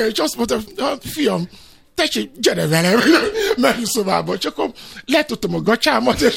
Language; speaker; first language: Hungarian; non-native, learner; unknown